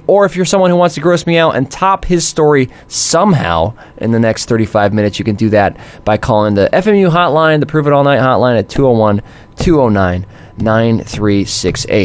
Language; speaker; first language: English; native; English